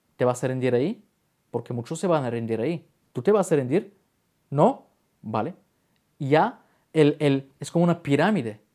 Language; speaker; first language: Spanish; non-native, fluent; Bulgarian